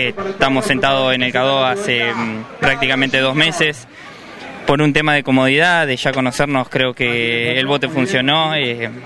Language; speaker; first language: Spanish; native; Spanish